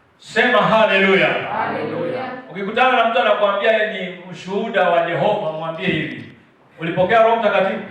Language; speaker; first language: Swahili; non-native, local second language; Luyia